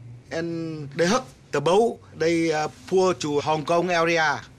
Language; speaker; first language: English; non-native, learner; Vietnamese